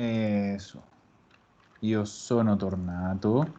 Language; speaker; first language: Italian; non-native, fluent; Spanish